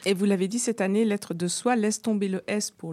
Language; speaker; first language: French; native; French